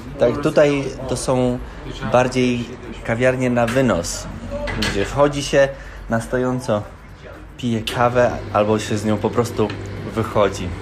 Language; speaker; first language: Polish; native; Polish